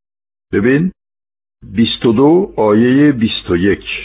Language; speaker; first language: Persian; non-native, fluent; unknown